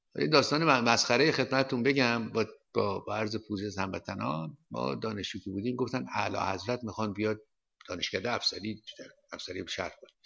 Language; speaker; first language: Persian; native; Persian